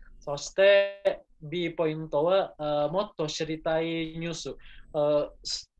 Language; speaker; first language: Japanese; non-native, learner; Indonesian